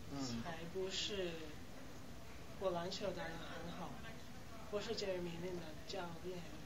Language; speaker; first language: Chinese; non-native, learner; English